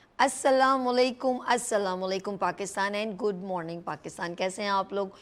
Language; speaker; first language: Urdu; native; Urdu